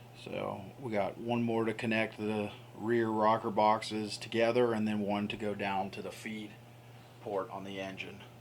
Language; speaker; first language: English; native; English